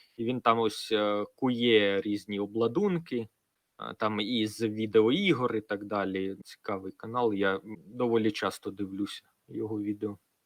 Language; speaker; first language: Ukrainian; native; Ukrainian